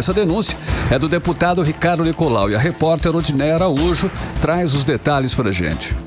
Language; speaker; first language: Portuguese; native; Portuguese